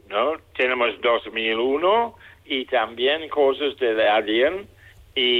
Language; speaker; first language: Spanish; non-native, fluent; English